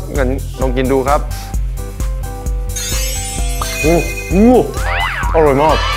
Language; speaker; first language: Thai; non-native, fluent; Japanese